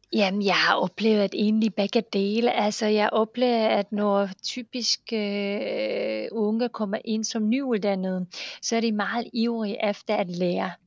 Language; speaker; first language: Danish; non-native, fluent; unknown